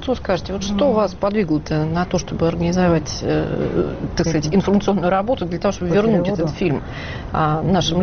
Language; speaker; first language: Russian; native; Russian